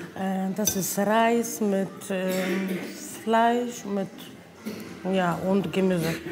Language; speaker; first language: German; non-native, learner; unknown